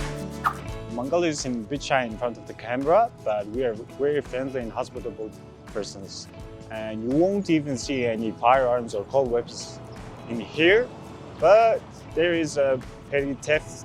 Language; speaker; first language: English; non-native, learner; Mongolian